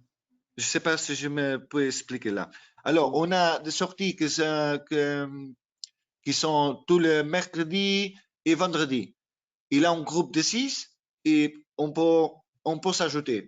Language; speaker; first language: French; non-native, learner; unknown